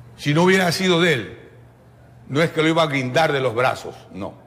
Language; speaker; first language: Spanish; native; Spanish